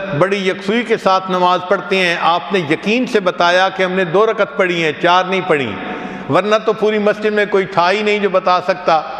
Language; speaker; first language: Urdu; non-native, local second language; Punjabi